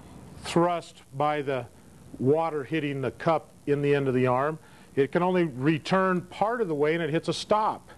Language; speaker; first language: English; native; English